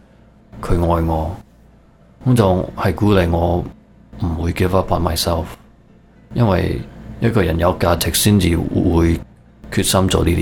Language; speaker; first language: Cantonese; early bilingual, heritage; Cantonese